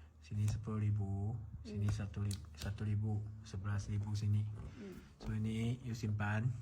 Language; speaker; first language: Malay; non-native, local second language; Chinese